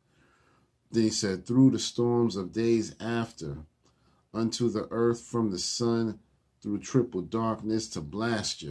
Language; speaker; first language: English; native; English